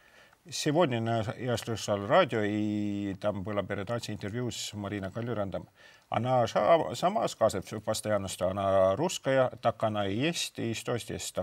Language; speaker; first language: Russian; non-native, local second language; Estonian